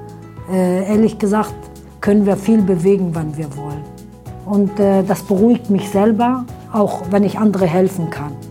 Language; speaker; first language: German; early bilingual, other home language; Aramaic